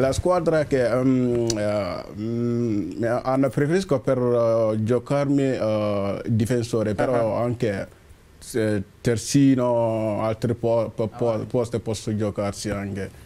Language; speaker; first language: Italian; non-native, learner; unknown